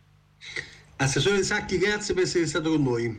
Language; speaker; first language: Italian; native; Italian